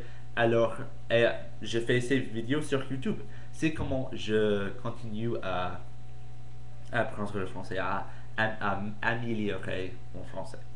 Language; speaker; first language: French; non-native, fluent; English